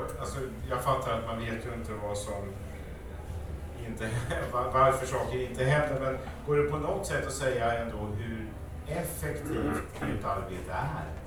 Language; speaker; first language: Swedish; native; Swedish